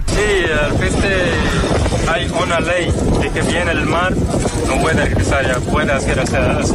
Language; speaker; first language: Spanish; non-native, learner; Arabic